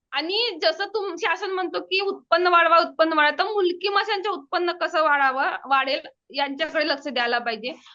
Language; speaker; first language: Marathi; native; Marathi